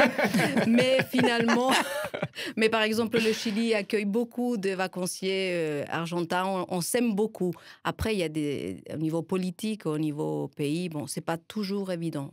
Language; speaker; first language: French; non-native, fluent; Spanish